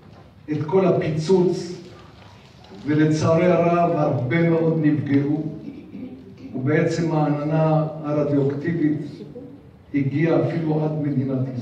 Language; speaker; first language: Hebrew; non-native, fluent; Russian